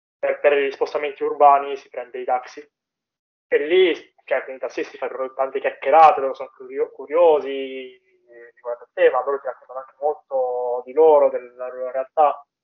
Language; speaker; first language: Italian; native; Italian